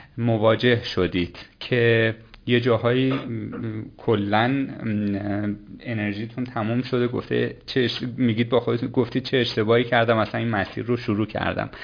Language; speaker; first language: Persian; native; Persian